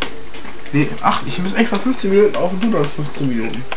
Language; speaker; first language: German; native; German